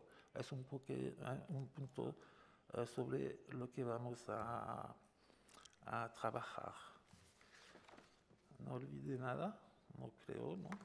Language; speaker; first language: Spanish; non-native, fluent; French